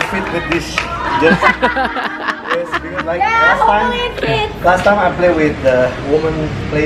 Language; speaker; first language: English; non-native, fluent; Indonesian